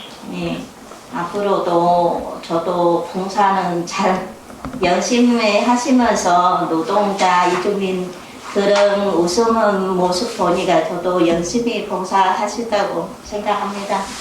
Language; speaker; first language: Korean; non-native, learner; Vietnamese